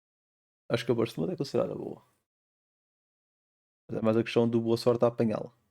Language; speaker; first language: Portuguese; native; Portuguese